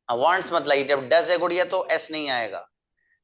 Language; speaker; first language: Hindi; native; Hindi